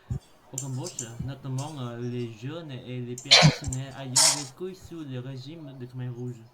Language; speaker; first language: French; non-native, learner; Khmer